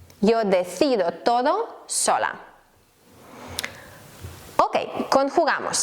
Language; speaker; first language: Spanish; non-native, learner; Ukrainian